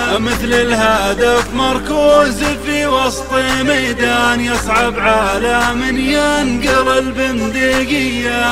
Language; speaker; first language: Arabic; native; Arabic